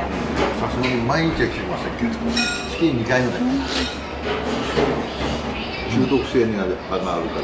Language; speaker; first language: Japanese; native; Japanese